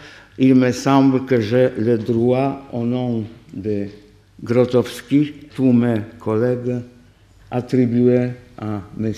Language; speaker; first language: French; non-native, fluent; Polish